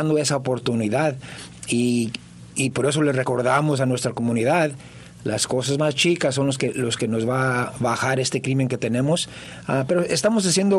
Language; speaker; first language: Spanish; early bilingual, heritage; Spanish